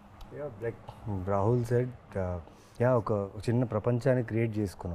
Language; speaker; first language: Telugu; native; Telugu